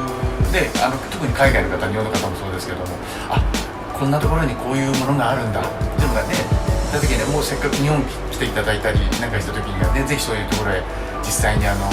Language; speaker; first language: Japanese; native; Japanese